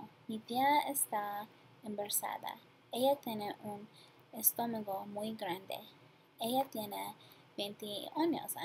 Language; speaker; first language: Spanish; non-native, learner; English